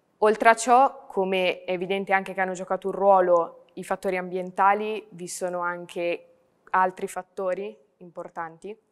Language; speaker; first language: Italian; native; Italian